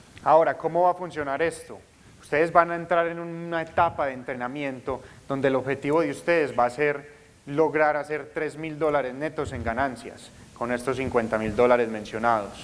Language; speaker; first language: Spanish; native; Spanish